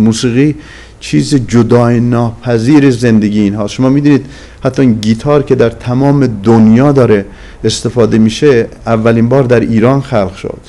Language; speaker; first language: Persian; non-native, local second language; Azerbaijani